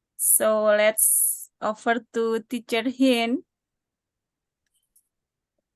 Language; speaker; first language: English; non-native, learner; Indonesian